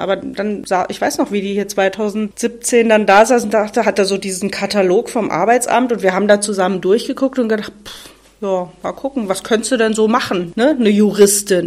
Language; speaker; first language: German; native; German